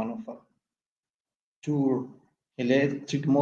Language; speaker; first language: English; non-native, learner; Spanish